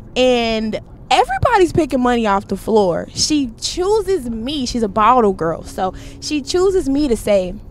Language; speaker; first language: English; native; English